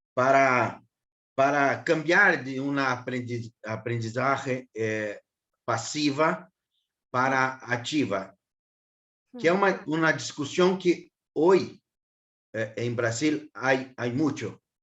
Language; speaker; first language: Spanish; non-native, learner; Portuguese